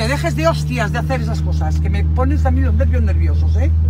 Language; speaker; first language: Spanish; native; Spanish